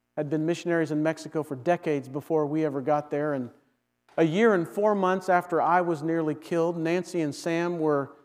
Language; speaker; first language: English; native; English